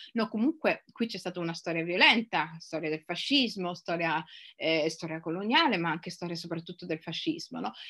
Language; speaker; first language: Italian; native; Italian